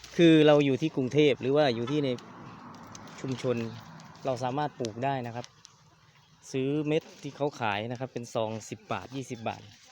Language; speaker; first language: Thai; native; Thai